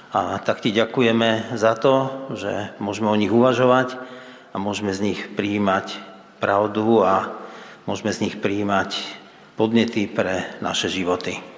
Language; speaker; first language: Slovak; native; Slovak